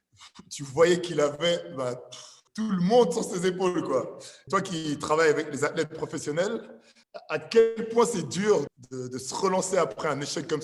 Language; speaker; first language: French; native; French